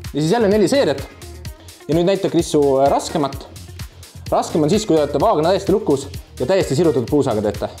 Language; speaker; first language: Estonian; native; Estonian